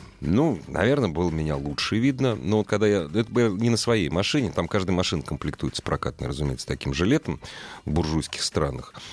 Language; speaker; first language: Russian; native; Russian